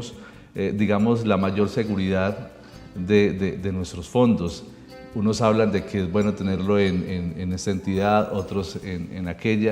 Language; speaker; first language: Spanish; native; Spanish